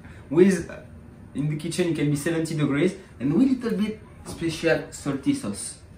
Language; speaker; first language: English; non-native, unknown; French